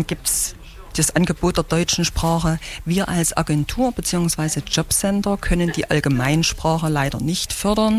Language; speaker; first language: German; native; German